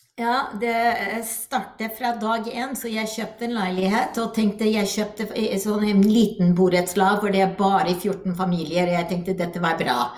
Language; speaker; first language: Norwegian; non-native, fluent; English